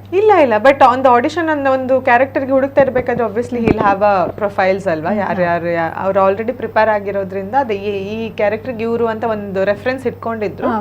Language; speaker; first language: Kannada; non-native, local second language; Konkani